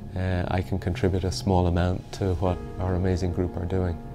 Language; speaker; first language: English; native; English